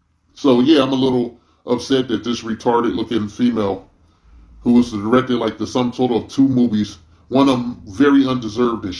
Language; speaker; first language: English; native; English